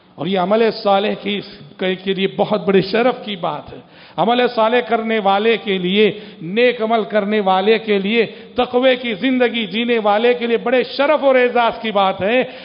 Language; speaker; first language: Urdu; native; Urdu